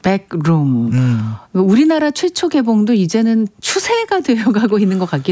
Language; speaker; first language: Korean; native; Korean